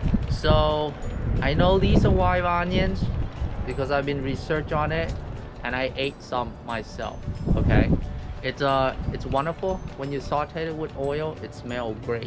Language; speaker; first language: English; non-native, fluent; Vietnamese